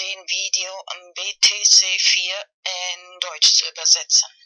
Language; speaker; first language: German; non-native, learner; Spanish